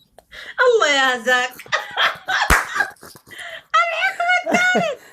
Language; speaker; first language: Arabic; native; Arabic